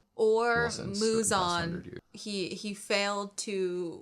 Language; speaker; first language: English; native; English